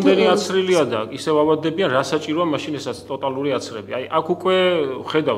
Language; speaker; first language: Georgian; native; Georgian